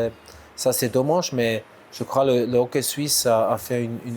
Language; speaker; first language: French; non-native, local second language; German